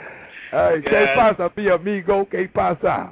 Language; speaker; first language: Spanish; non-native, learner; English